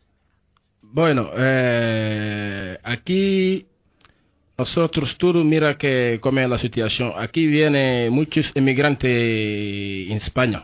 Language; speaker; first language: Spanish; non-native, learner; Wolof